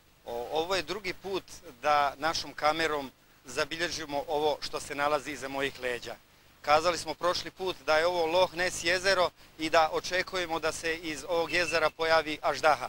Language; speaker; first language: Bosnian; native; Bosnian